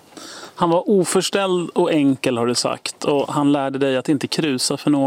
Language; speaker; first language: Swedish; native; Swedish